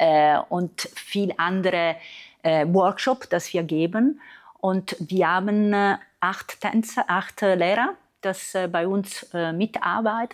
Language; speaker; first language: German; non-native, fluent; Italian